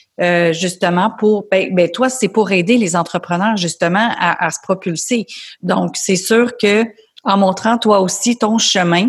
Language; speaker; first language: French; native; French